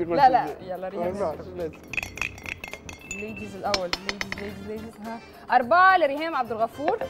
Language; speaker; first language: Arabic; native; Arabic